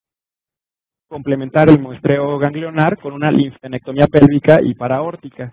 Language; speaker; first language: Spanish; native; Spanish